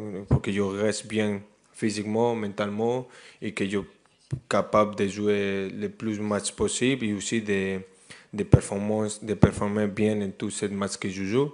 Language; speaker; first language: French; non-native, fluent; Spanish